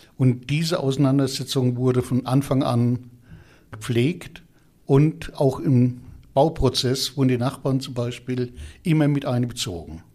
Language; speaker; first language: German; native; German